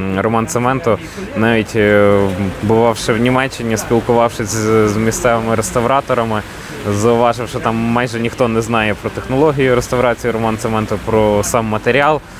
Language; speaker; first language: Ukrainian; native; Ukrainian